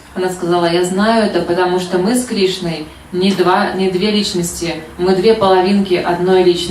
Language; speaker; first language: Russian; native; Russian